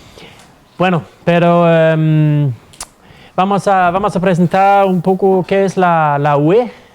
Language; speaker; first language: Spanish; non-native, fluent; Danish